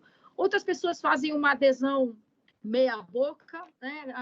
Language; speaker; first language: Portuguese; native; Portuguese